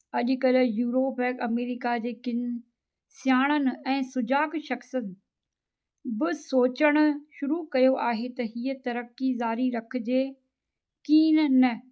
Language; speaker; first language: Sindhi; native; Sindhi